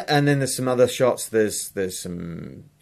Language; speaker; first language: English; native; English